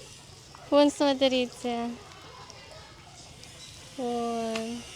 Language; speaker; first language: Russian; non-native, fluent; Filipino